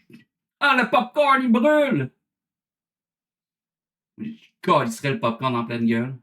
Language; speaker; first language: French; native; French